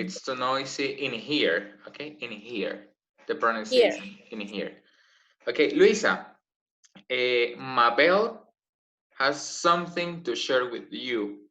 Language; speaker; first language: English; non-native, fluent; Spanish